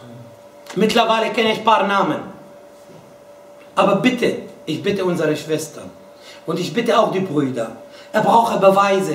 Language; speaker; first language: German; non-native, fluent; Arabic